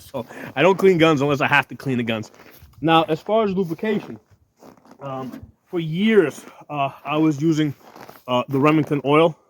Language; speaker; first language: English; native; English